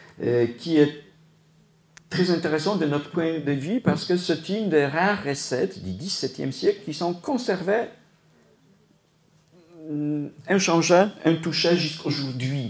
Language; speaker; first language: French; non-native, fluent; Polish